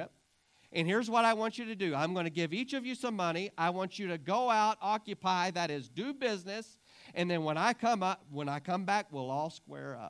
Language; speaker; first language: English; native; English